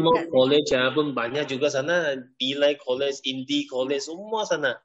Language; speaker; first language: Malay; non-native, local second language; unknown